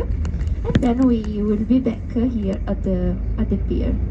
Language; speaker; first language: English; non-native, fluent; Spanish